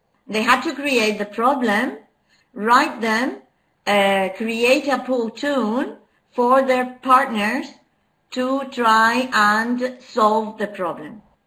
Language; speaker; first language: English; non-native, fluent; Spanish